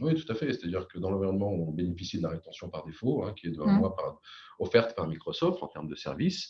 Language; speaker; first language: French; native; French